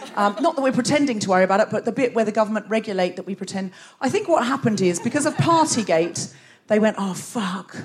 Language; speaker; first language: English; native; English